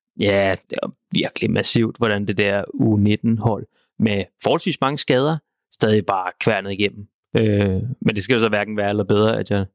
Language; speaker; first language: Danish; native; Danish